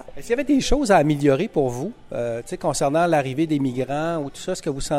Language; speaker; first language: French; native; French